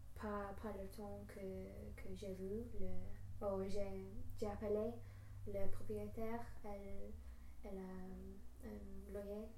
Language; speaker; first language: French; non-native, learner; English